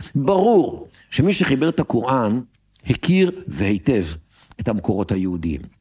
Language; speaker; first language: Hebrew; native; Hebrew